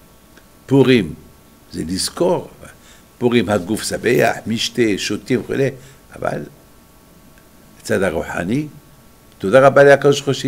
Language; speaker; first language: Hebrew; non-native, fluent; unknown